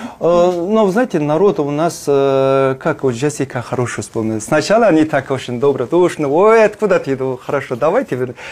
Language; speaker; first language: Russian; non-native, learner; Kazakh